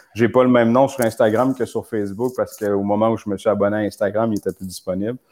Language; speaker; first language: French; native; French